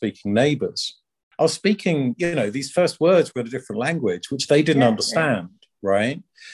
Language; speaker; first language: English; native; English